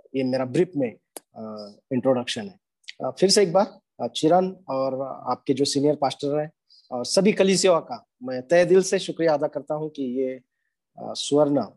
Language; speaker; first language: Hindi; non-native, local second language; Marathi